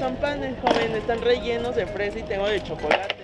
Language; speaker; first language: Spanish; native; Spanish